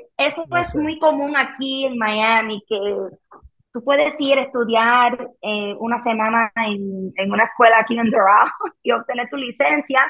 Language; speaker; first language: Spanish; early bilingual, heritage; Spanish